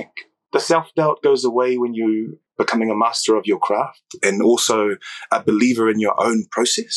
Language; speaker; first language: English; native; English